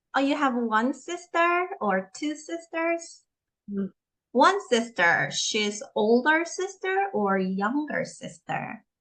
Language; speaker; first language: English; non-native, fluent; Korean